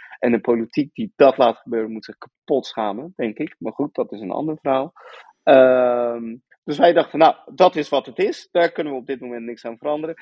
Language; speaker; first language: Dutch; early bilingual, other home language; Persian